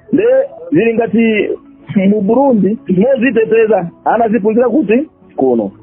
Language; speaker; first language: Nyanja; non-native, fluent; Swahili